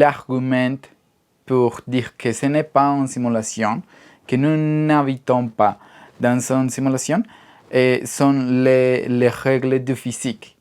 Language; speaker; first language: French; non-native, learner; Spanish